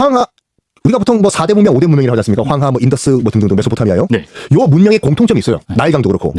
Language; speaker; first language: Korean; native; Korean